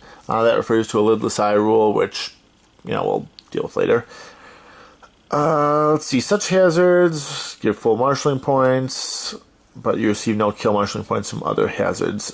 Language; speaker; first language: English; native; English